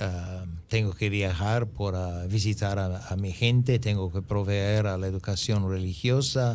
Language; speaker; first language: Spanish; non-native, fluent; English